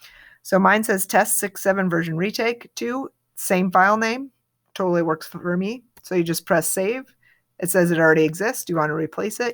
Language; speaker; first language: English; native; English